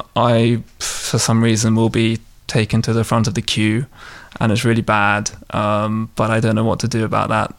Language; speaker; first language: English; native; English